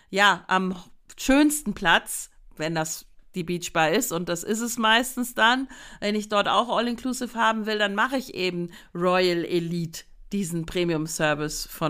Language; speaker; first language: German; native; German